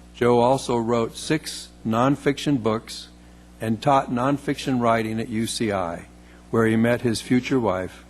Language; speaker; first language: English; native; English